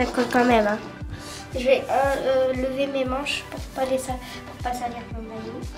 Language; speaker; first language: French; native; French